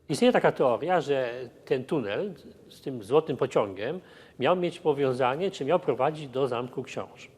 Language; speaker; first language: Polish; native; Polish